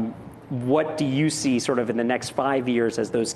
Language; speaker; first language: English; native; English